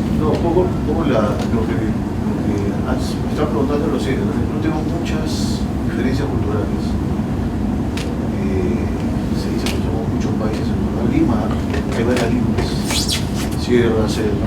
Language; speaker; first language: Spanish; native; Spanish